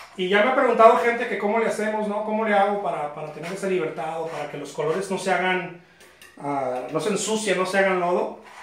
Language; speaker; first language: Spanish; native; Spanish